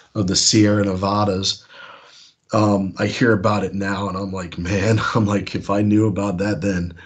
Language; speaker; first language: English; native; English